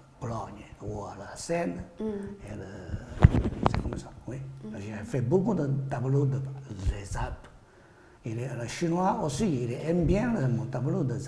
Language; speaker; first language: French; non-native, learner; Chinese